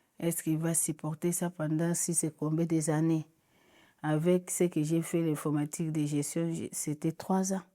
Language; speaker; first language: French; non-native, local second language; Lingala